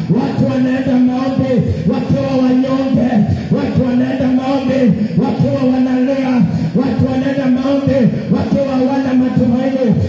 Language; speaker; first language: Swahili; non-native, local second language; Luyia